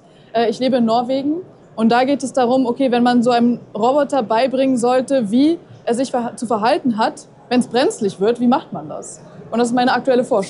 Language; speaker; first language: German; native; German